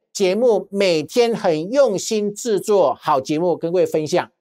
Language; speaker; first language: Chinese; native; Chinese